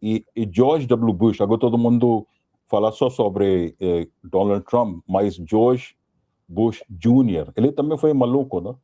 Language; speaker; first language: Portuguese; non-native, fluent; Hindi